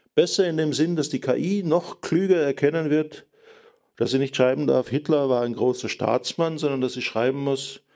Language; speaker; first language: German; native; German